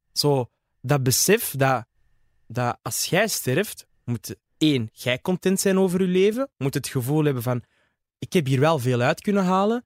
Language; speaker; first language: Dutch; early bilingual, other home language; Arabic